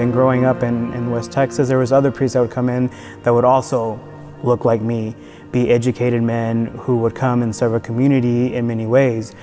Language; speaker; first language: English; native; English